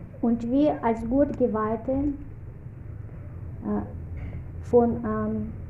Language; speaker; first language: German; non-native, fluent; Russian